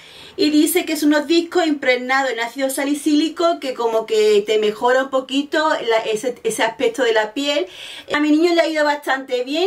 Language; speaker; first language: Spanish; native; Spanish